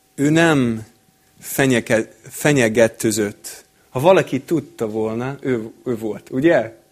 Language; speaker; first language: Hungarian; non-native, fluent; English